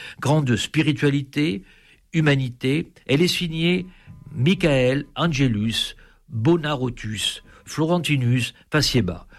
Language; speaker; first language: French; native; French